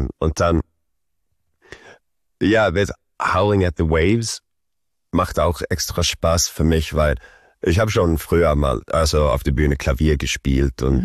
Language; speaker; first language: German; early bilingual, heritage; Swedish